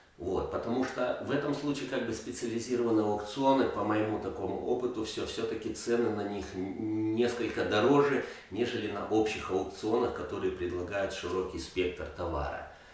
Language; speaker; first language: Russian; native; Russian